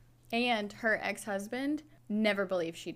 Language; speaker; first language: English; native; English